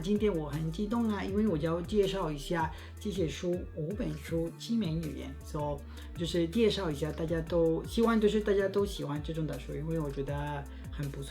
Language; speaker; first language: Chinese; non-native, fluent; Spanish